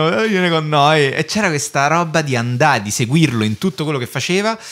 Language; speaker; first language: Italian; native; Italian